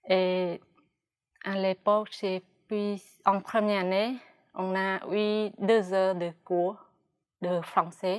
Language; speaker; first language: French; non-native, fluent; Khmer